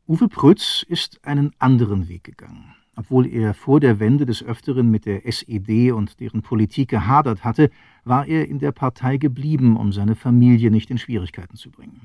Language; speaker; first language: German; native; German